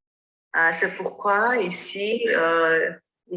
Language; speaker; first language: French; non-native, learner; Armenian